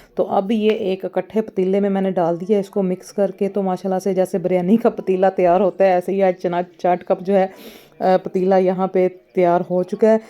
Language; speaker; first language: Urdu; non-native, local second language; Punjabi